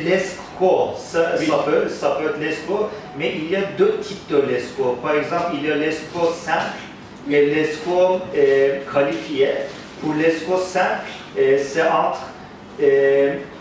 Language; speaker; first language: French; non-native, fluent; Turkish